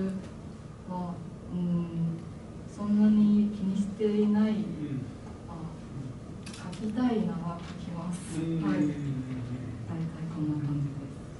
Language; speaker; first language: Japanese; non-native, fluent; Chinese